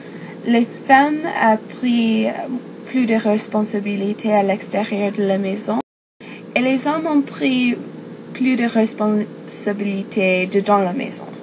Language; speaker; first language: French; non-native, learner; English